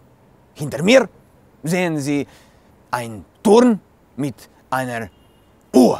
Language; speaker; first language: German; non-native, learner; Slovenian